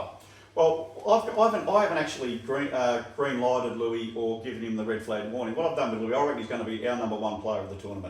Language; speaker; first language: English; native; English